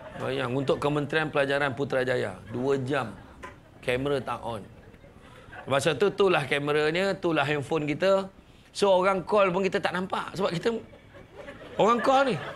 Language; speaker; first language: Malay; native; Malay